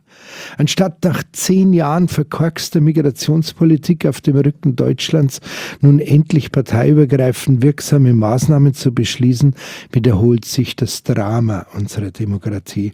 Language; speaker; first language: German; native; German